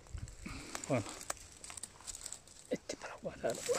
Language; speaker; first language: Spanish; non-native, learner; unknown